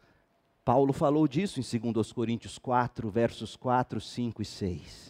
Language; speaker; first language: Portuguese; native; Portuguese